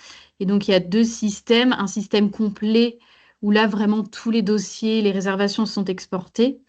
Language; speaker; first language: French; native; French